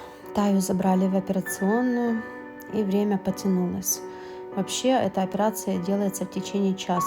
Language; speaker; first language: Russian; native; Russian